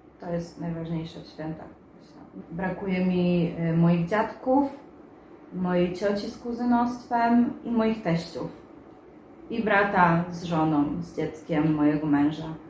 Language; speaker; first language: Polish; native; Polish